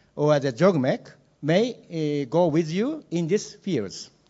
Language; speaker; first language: English; non-native, learner; Japanese